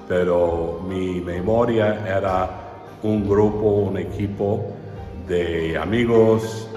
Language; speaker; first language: Spanish; non-native, fluent; English